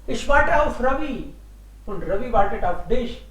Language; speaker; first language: German; non-native, fluent; Hindi